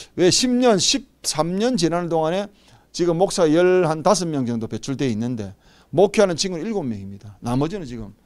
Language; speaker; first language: Korean; native; Korean